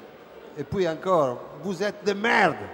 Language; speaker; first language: French; non-native, fluent; Italian